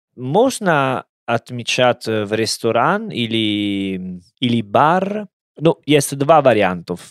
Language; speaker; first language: Russian; non-native, learner; Italian